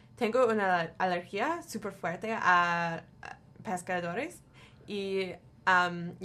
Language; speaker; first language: Spanish; non-native, learner; English